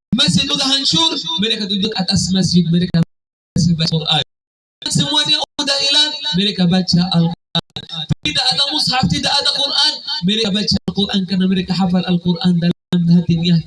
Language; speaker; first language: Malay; non-native, fluent; Arabic